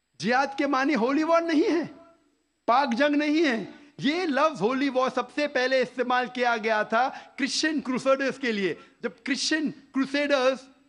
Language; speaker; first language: Hindi; non-native, local second language; Konkani